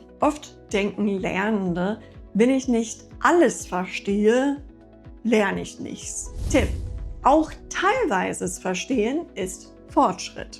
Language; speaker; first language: German; non-native, fluent; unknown